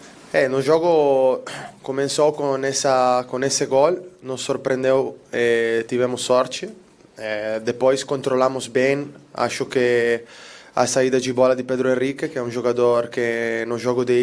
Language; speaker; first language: Portuguese; non-native, learner; Italian